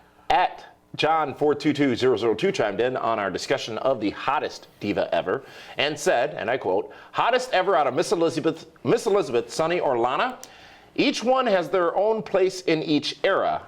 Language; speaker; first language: English; native; English